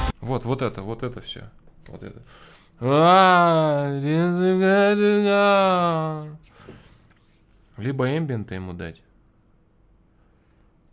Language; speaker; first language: Russian; native; Russian